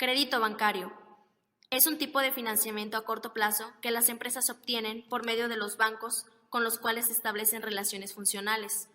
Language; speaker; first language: Spanish; native; Spanish